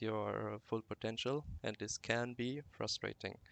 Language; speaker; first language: English; non-native, fluent; German